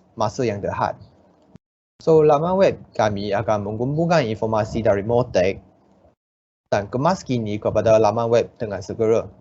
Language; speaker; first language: Malay; non-native, local second language; Chinese